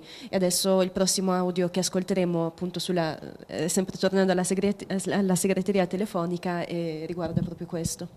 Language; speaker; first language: Italian; native; Italian